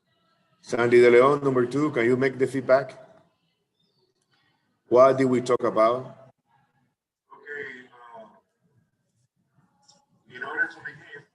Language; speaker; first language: English; non-native, fluent; Spanish